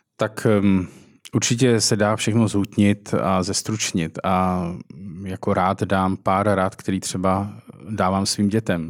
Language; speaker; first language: Czech; native; Czech